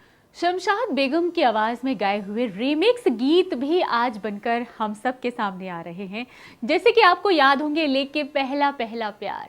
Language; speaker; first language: Hindi; native; Hindi